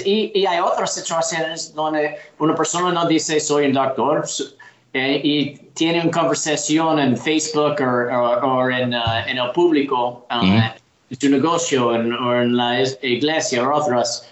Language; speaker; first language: Spanish; non-native, learner; English